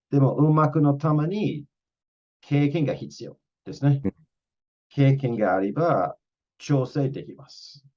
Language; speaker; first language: Japanese; non-native, fluent; English